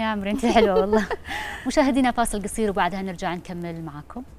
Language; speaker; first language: Arabic; native; Arabic